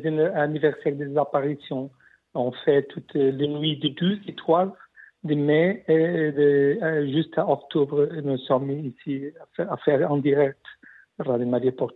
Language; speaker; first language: French; non-native, learner; Portuguese